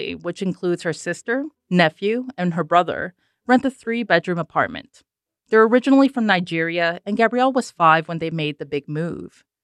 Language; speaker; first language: English; non-native, fluent; Persian